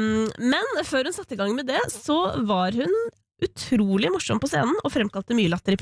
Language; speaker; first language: Norwegian; native; Norwegian